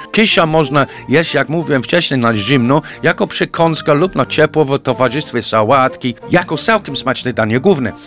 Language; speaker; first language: Polish; non-native, fluent; English